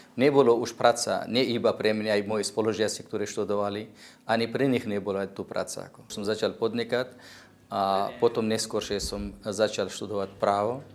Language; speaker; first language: Slovak; non-native, fluent; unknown